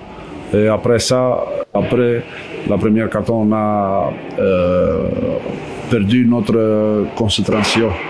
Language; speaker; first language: French; non-native, fluent; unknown